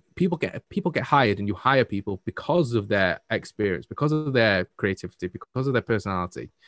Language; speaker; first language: English; native; English